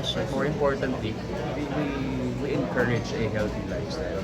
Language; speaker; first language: English; non-native, local second language; Filipino